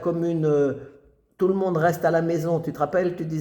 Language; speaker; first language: French; native; French